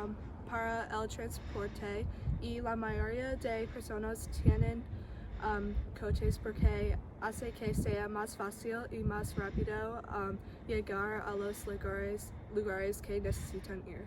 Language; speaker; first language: Spanish; non-native, learner; English